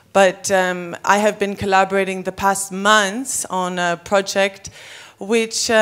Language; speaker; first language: English; native; English